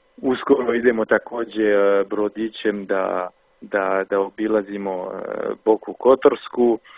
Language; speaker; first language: Serbian; non-native, fluent; French